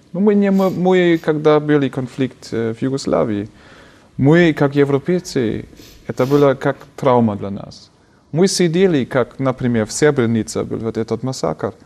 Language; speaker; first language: Russian; non-native, fluent; German